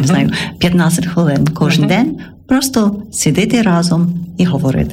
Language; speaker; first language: Ukrainian; non-native, learner; English